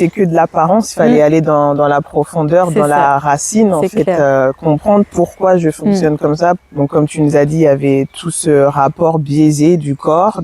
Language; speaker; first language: French; native; French